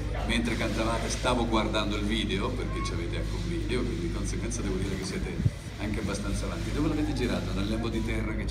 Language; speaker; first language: Italian; native; Italian